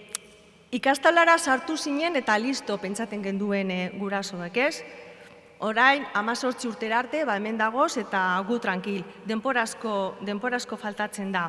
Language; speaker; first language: Basque; native; Basque